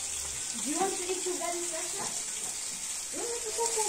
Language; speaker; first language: Russian; non-native, learner; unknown